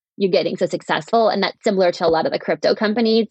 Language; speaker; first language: English; native; English